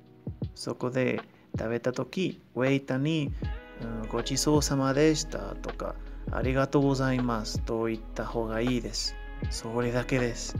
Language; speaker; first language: Japanese; non-native, learner; Spanish